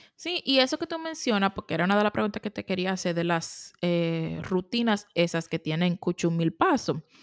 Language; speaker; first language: Spanish; native; Spanish